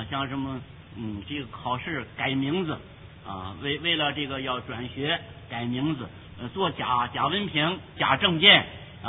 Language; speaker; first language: Chinese; native; Chinese